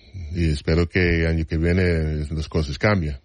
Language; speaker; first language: Spanish; non-native, fluent; English